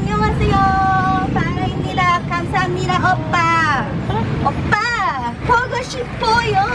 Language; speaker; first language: Korean; non-native, learner; Filipino